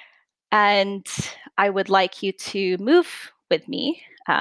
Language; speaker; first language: English; non-native, local second language; Filipino